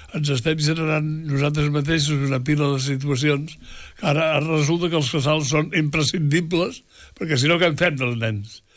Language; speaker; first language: Catalan; native; Catalan